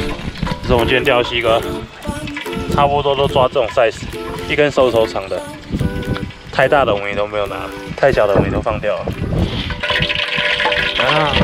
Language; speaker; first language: Chinese; native; Chinese